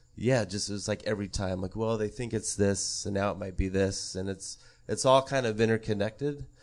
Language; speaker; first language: English; native; English